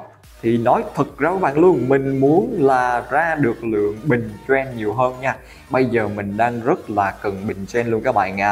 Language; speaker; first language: Vietnamese; native; Vietnamese